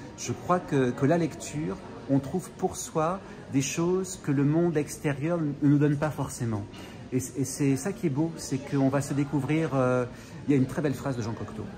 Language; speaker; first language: French; native; French